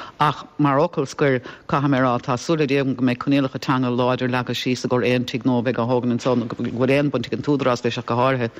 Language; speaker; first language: Irish; native; Irish